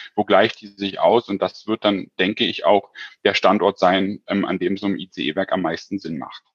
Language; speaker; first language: German; native; German